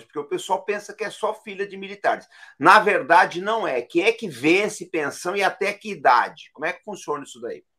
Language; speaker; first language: Portuguese; native; Portuguese